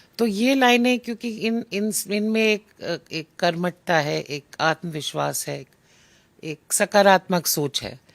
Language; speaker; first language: Hindi; native; Hindi